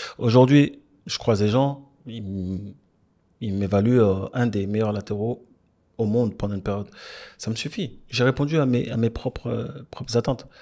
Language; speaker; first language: French; native; French